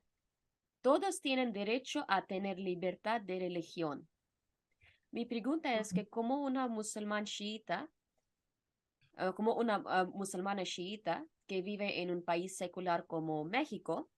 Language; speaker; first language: Spanish; non-native, fluent; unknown